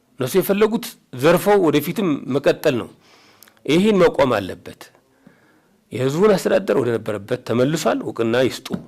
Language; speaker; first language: Amharic; native; Amharic